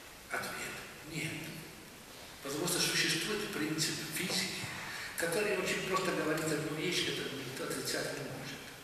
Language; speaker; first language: Russian; non-native, fluent; Italian